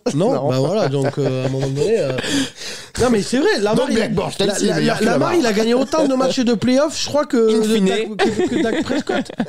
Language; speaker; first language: French; native; French